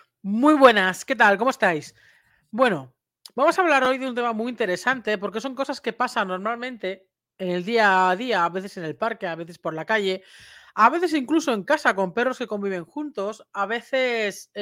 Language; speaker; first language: Spanish; native; Spanish